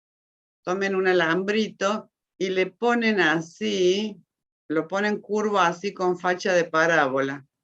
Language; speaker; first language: Spanish; native; Spanish